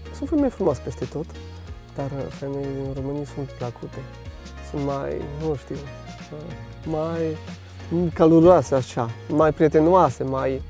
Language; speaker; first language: Romanian; non-native, fluent; French